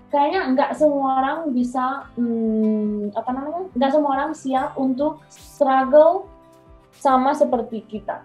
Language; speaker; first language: Indonesian; non-native, fluent; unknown